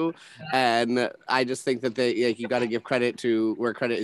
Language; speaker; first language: English; native; English